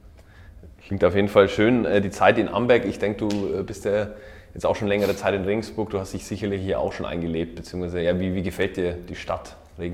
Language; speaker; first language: German; native; German